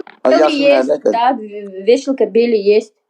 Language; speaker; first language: Russian; non-native, learner; Uzbek